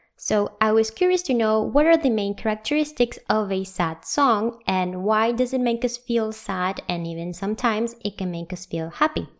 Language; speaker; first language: English; non-native, fluent; Spanish